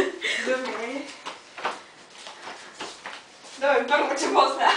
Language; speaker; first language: Bulgarian; native; Bulgarian